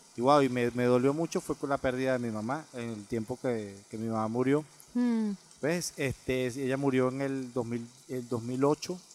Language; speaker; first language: Spanish; native; Spanish